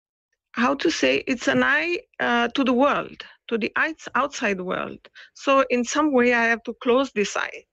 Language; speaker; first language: English; non-native, fluent; Italian